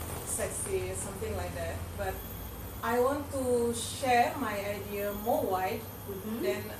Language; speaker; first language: English; non-native, learner; Indonesian